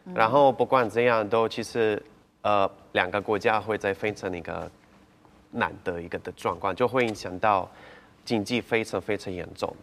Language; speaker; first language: Chinese; non-native, fluent; Ukrainian